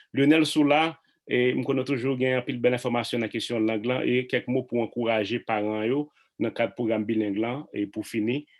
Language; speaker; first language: Haitian Creole; native; Haitian Creole